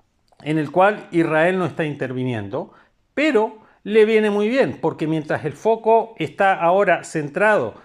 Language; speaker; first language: Spanish; native; Spanish